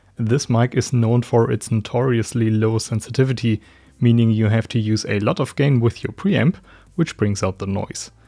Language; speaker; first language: English; non-native, fluent; German